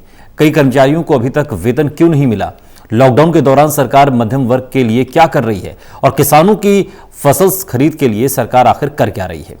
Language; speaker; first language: Hindi; native; Hindi